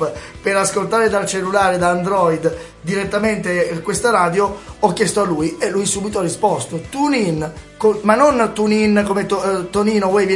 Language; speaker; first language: Italian; native; Italian